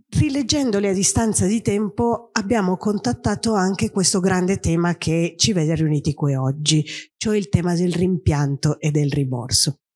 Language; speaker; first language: Italian; non-native, fluent; Spanish